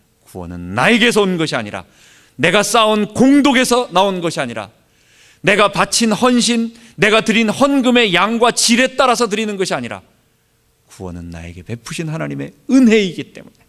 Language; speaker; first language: Korean; native; Korean